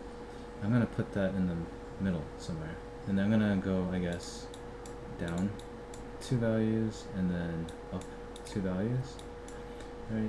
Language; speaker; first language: English; native; English